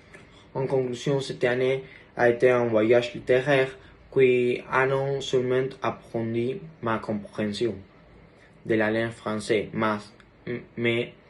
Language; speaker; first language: French; non-native, learner; Spanish